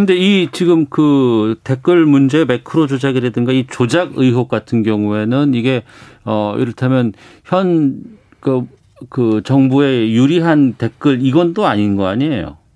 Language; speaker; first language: Korean; native; Korean